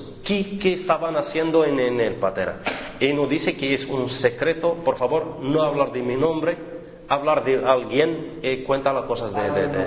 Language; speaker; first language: Spanish; non-native, fluent; Arabic